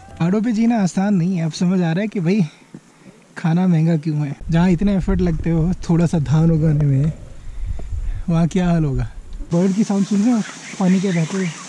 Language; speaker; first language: Hindi; native; Hindi